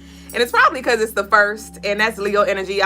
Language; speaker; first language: English; native; English